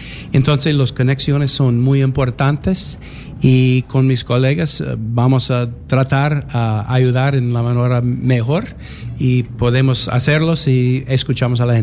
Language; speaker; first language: Spanish; non-native, learner; English